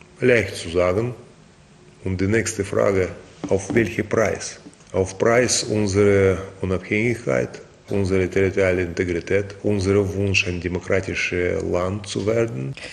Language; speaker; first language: German; non-native, fluent; Russian